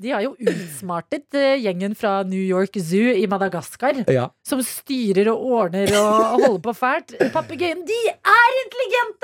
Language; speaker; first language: Norwegian; native; Norwegian